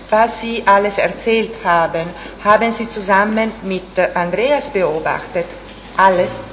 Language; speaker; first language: German; non-native, learner; Italian